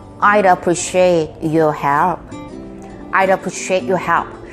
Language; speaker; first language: English; non-native, fluent; Korean